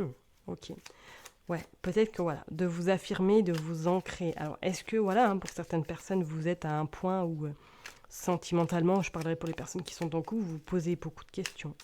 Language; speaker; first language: French; native; French